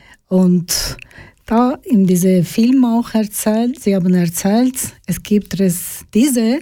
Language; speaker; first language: German; non-native, learner; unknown